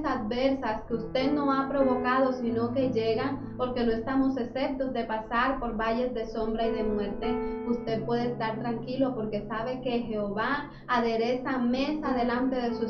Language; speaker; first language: Spanish; native; Spanish